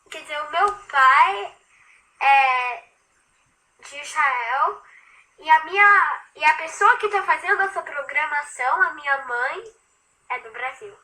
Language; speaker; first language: Portuguese; early bilingual, heritage; Portuguese